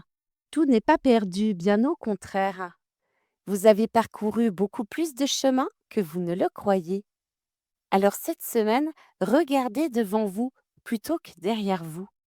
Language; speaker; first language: French; native; French